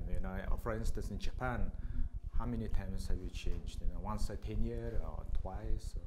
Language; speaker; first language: English; non-native, fluent; Mongolian